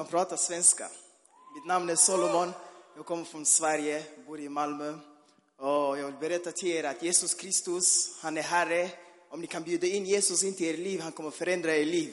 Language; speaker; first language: Swedish; early bilingual, other home language; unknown